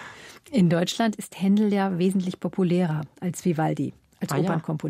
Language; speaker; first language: German; native; German